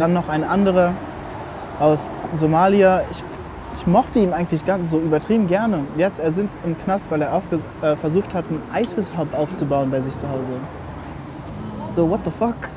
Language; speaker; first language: German; early bilingual, other home language; English